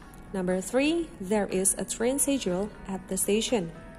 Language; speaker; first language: English; non-native, fluent; Indonesian